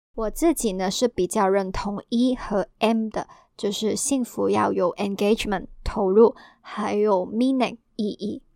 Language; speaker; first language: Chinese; non-native, local second language; Cantonese